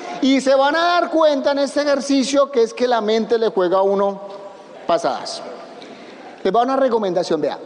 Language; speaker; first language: Spanish; native; Spanish